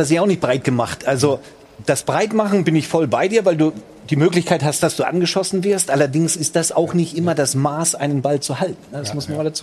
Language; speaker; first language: German; native; German